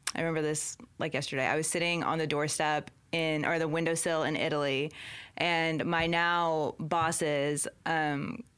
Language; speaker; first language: English; native; English